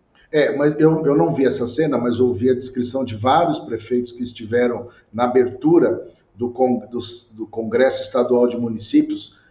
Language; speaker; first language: Portuguese; native; Portuguese